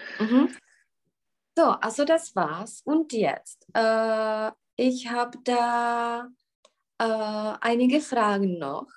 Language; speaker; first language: German; non-native, learner; Czech